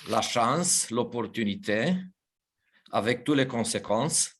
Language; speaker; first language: French; non-native, fluent; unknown